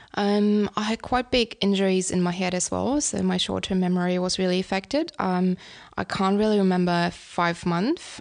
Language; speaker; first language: English; non-native, fluent; German